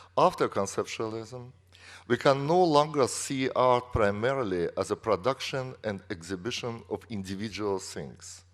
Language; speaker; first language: English; non-native, fluent; Russian